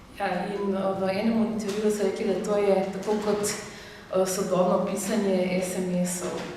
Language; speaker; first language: Slovenian; native; Slovenian